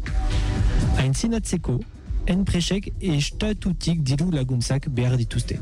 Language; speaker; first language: Basque; non-native, local second language; French